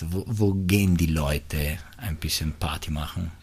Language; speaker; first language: German; non-native, local second language; Italian